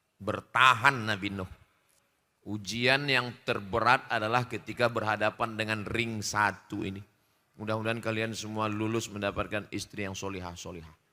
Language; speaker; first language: Indonesian; native; Indonesian